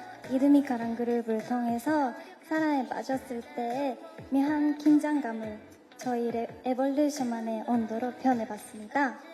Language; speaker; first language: Korean; non-native, fluent; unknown